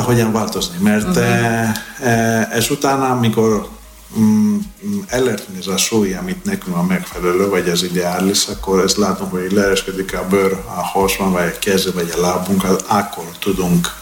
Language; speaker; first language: Hungarian; non-native, learner; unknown